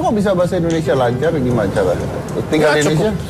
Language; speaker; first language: Indonesian; native; Indonesian